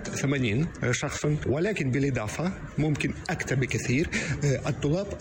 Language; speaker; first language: Arabic; non-native, learner; Russian